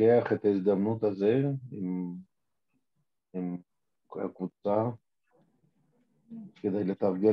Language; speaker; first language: Hebrew; non-native, learner; German